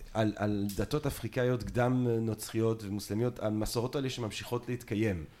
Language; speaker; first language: Hebrew; early bilingual, other home language; French